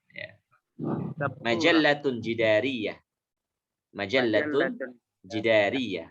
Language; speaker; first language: Arabic; non-native, fluent; Indonesian